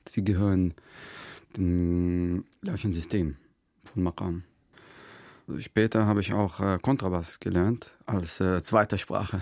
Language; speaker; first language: German; non-native, fluent; Arabic